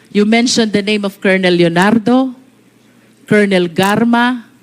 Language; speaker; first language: English; non-native, local second language; Filipino